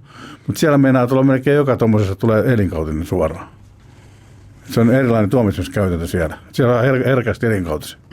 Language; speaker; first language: Finnish; native; Finnish